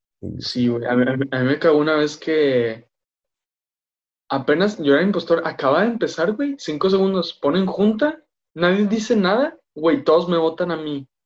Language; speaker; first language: Spanish; native; Spanish